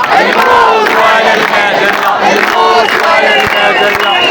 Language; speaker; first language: Arabic; native; Arabic